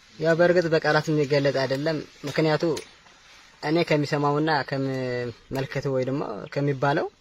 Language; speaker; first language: Amharic; non-native, local second language; Tigrinya